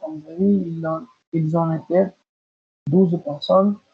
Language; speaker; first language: French; non-native, learner; Spanish